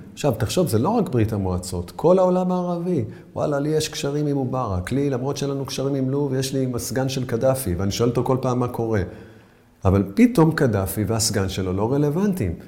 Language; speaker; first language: Hebrew; native; Hebrew